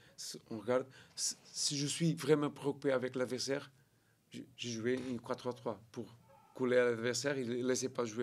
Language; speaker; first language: French; non-native, learner; Portuguese